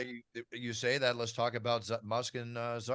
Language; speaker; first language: English; native; English